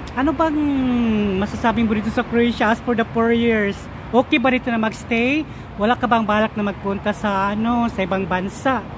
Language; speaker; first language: Filipino; native; Filipino